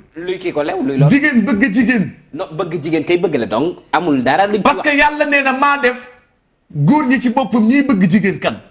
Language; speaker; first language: Wolof; native; Wolof